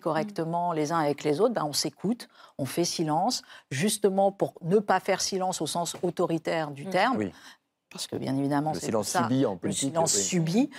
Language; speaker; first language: French; native; French